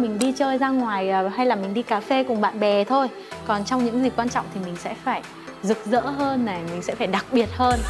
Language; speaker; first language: Vietnamese; native; Vietnamese